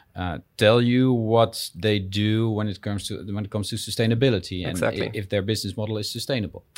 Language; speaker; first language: English; non-native, fluent; Dutch